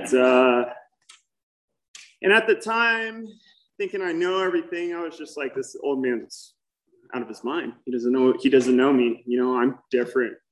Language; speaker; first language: English; native; English